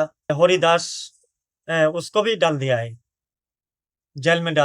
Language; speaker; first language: Hindi; non-native, learner; Bangla